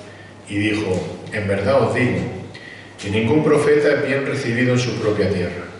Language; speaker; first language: Spanish; native; Spanish